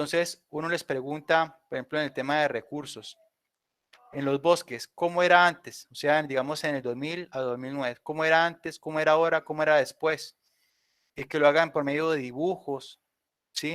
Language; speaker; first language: Spanish; native; Spanish